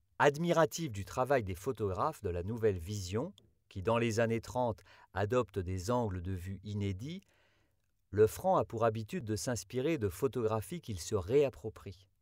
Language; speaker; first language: French; native; French